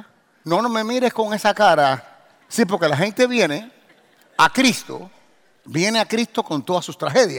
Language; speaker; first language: Spanish; native; Spanish